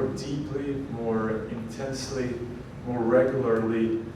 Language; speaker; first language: English; non-native, fluent; Hungarian